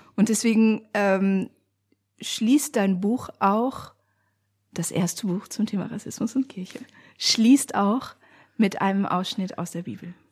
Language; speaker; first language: German; native; German